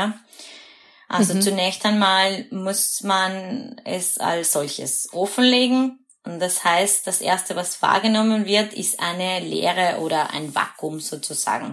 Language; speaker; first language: German; non-native, fluent; Spanish